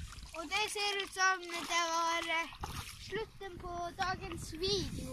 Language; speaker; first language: Norwegian; non-native, local second language; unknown